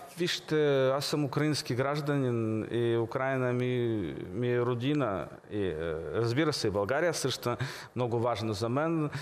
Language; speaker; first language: Bulgarian; early bilingual, heritage; Bulgarian